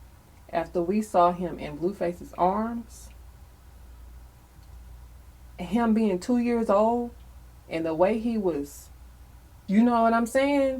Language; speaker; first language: English; native; English